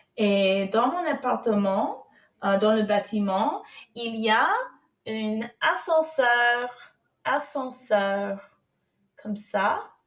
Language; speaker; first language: French; non-native, fluent; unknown